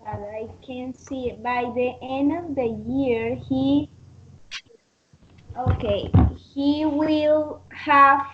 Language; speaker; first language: English; non-native, learner; Spanish